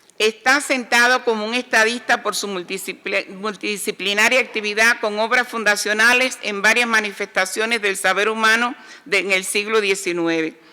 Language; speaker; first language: Spanish; native; Spanish